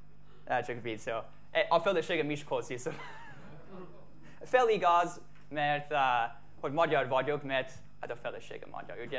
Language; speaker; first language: Hungarian; non-native, fluent; English